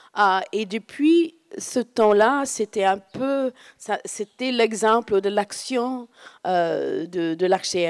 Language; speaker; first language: French; non-native, fluent; English